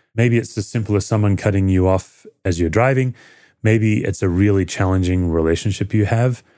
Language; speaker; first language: English; native; English